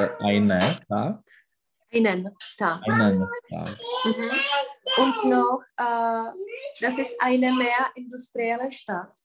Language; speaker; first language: German; non-native, fluent; Czech